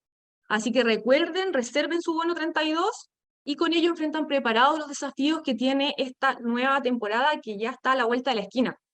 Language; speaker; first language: Spanish; native; Spanish